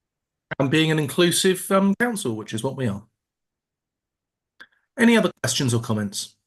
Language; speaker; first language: English; native; English